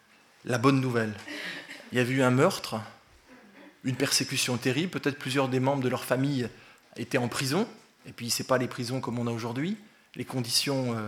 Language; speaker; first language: French; native; French